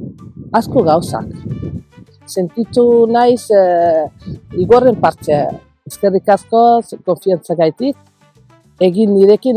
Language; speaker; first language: Basque; non-native, learner; Arabic